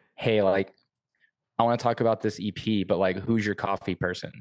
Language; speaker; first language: English; native; English